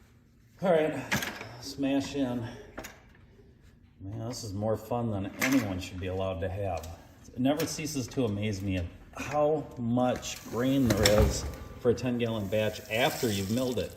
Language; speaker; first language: English; native; English